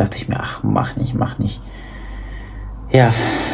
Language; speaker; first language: German; early bilingual, other home language; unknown